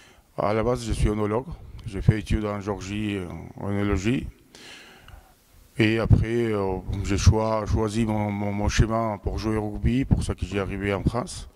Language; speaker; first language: French; non-native, fluent; Georgian